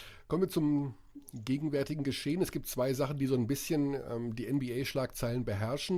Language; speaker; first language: German; native; German